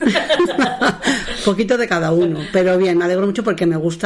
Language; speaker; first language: Spanish; native; Spanish